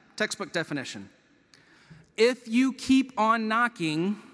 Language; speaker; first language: English; native; English